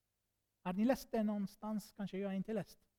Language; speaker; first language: Swedish; non-native, fluent; Armenian